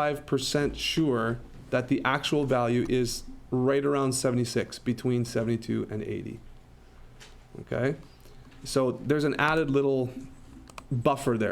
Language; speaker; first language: English; native; English